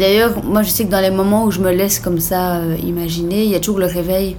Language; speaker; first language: French; native; French